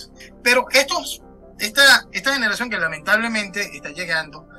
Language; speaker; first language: Spanish; native; Spanish